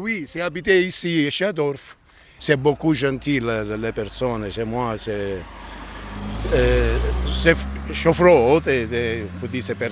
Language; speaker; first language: French; non-native, learner; Italian